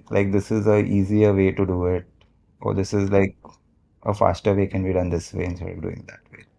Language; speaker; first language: English; non-native, local second language; Marathi